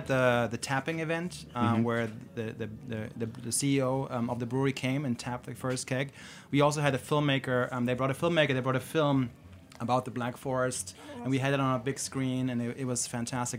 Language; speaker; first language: English; non-native, fluent; German